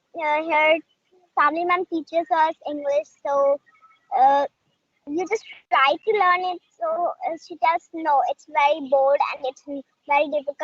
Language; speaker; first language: English; non-native, learner; Hindi